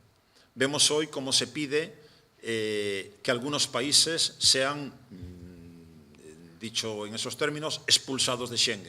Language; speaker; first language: Spanish; native; Spanish